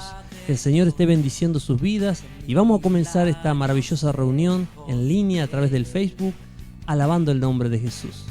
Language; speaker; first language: Spanish; native; Spanish